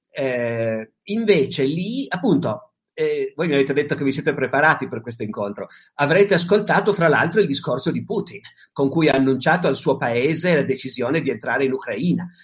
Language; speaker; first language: Italian; native; Italian